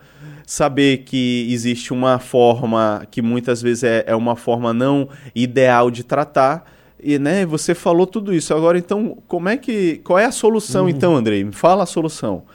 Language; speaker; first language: Portuguese; native; Portuguese